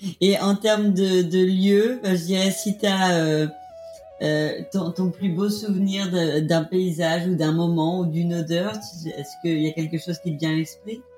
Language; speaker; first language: French; native; French